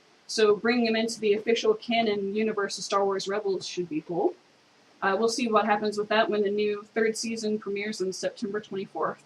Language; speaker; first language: English; native; English